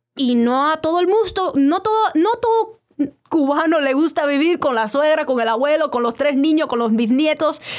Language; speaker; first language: Spanish; native; Spanish